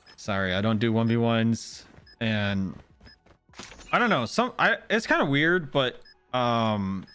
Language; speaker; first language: English; native; English